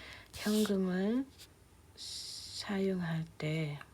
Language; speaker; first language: Korean; non-native, fluent; Indonesian